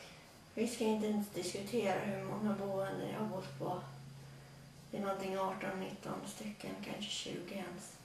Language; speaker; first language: Swedish; early bilingual, other home language; Latvian